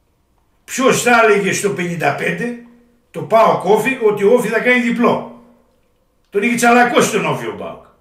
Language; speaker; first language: Greek; native; Greek